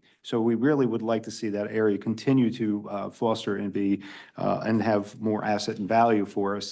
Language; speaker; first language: English; native; English